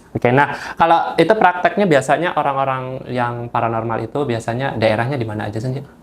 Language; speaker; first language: Indonesian; native; Indonesian